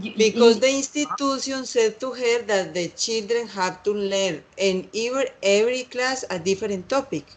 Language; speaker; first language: English; non-native, learner; Spanish